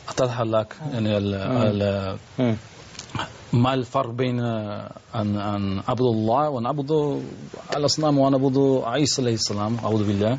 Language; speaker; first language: Arabic; non-native, learner; Spanish